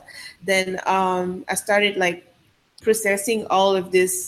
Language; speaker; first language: English; non-native, fluent; Sango